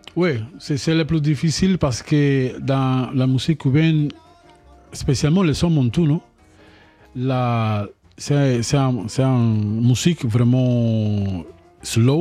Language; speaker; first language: French; non-native, learner; Spanish